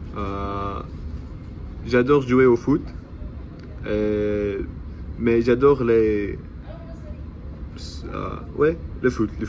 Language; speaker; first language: French; non-native, learner; English